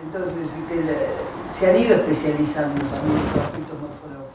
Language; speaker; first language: Spanish; native; Spanish